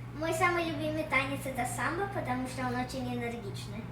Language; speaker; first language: Russian; early bilingual, heritage; Russian